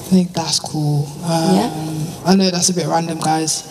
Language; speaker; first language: English; native; English